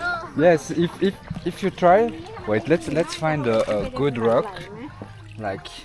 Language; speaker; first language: English; non-native, fluent; French